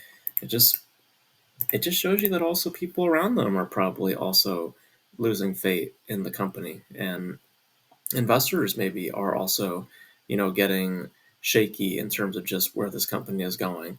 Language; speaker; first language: English; native; English